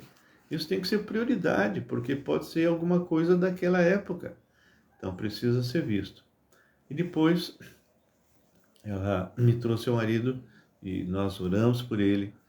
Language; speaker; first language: Portuguese; native; Portuguese